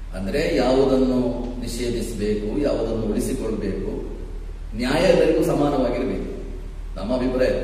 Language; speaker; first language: Kannada; non-native, local second language; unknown